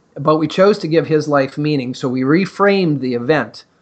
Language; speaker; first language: English; native; English